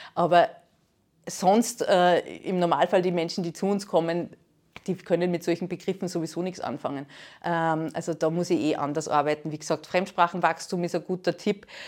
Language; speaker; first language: German; native; German